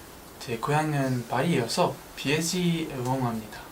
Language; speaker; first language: Korean; non-native, learner; French